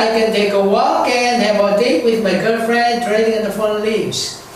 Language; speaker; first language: English; non-native, learner; Korean